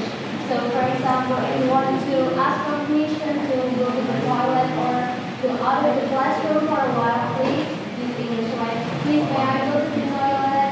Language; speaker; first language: English; non-native, fluent; Indonesian